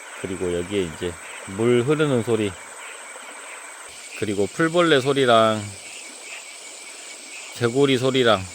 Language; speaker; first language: Korean; native; Korean